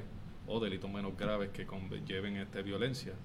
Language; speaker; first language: Spanish; native; Spanish